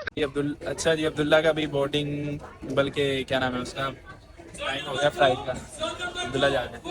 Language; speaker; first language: Urdu; non-native, local second language; Punjabi